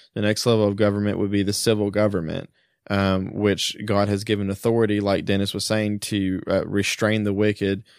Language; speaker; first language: English; early bilingual, other home language; German